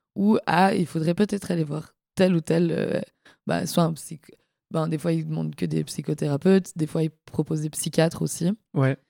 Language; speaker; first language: French; native; French